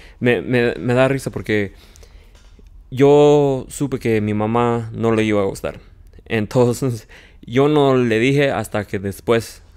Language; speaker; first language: Spanish; early bilingual, heritage; Spanish